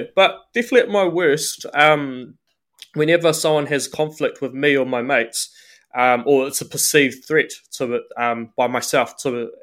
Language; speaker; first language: English; native; English